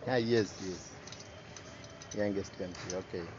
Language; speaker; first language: English; non-native, learner; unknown